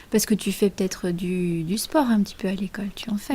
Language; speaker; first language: French; native; French